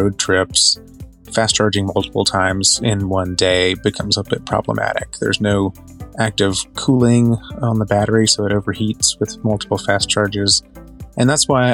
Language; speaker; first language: English; native; English